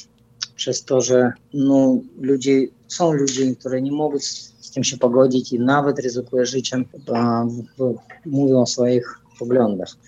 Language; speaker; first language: Polish; non-native, fluent; Russian